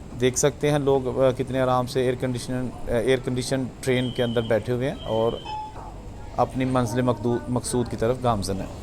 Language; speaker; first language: Urdu; non-native, local second language; Punjabi